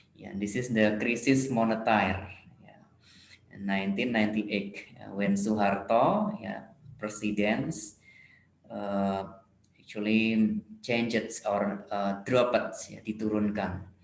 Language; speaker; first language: English; non-native, fluent; Indonesian